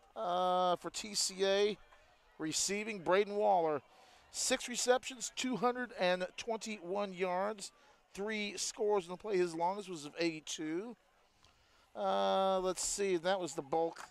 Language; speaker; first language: English; native; English